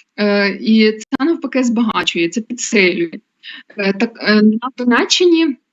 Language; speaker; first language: Ukrainian; native; Ukrainian